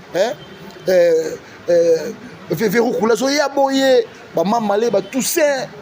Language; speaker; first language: Lingala; native; Lingala